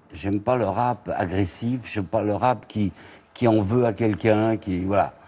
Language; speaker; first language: French; native; French